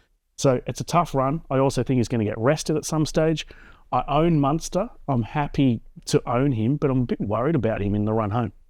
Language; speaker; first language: English; native; English